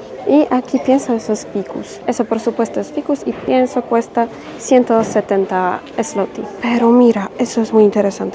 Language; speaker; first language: Spanish; non-native, fluent; Polish